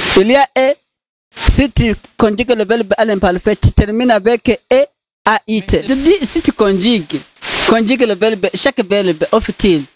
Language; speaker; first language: French; non-native, local second language; Rundi